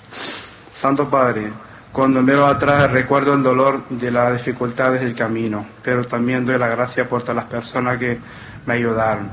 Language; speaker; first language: Spanish; non-native, fluent; Arabic